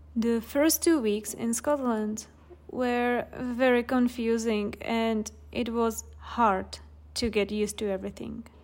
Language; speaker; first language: English; non-native, fluent; Czech